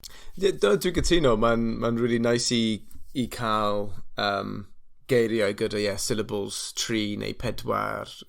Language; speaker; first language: Welsh; non-native, fluent; English